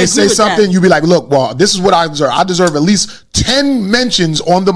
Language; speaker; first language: English; native; English